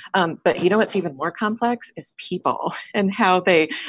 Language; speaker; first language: English; native; English